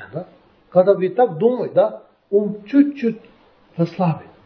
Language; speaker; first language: Russian; non-native, learner; Tibetan